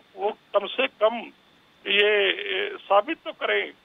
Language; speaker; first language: Hindi; native; Hindi